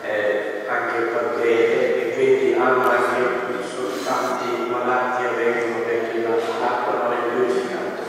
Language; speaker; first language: Italian; non-native, fluent; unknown